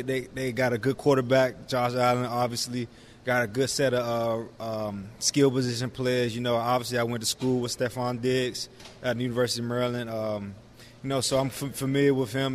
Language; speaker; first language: English; native; English